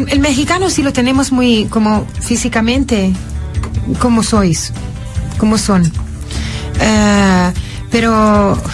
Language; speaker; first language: Spanish; non-native, fluent; Italian